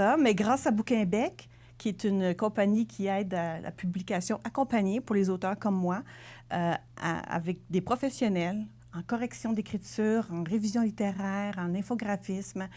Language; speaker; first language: French; native; French